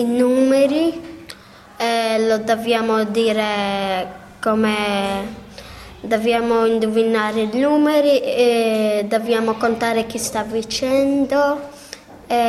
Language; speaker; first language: Italian; early bilingual, other home language; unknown